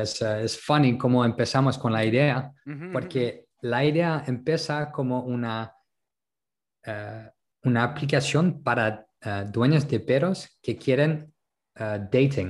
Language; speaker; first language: Spanish; non-native, local second language; French